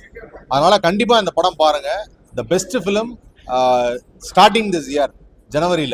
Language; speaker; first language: Tamil; native; Tamil